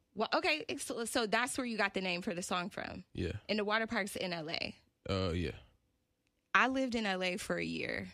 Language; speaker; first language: English; native; English